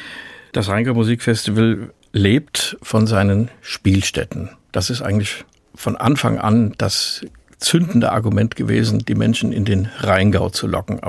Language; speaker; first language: German; native; German